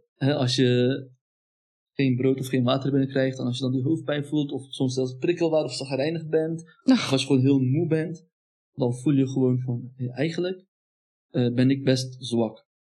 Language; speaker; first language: Dutch; early bilingual, other home language; Turkish